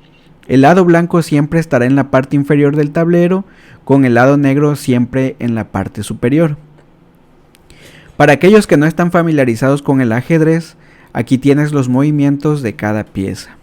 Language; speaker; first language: Spanish; native; Spanish